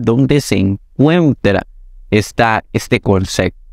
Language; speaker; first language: Spanish; native; Spanish